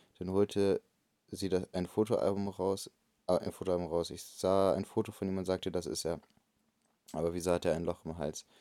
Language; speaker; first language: German; native; German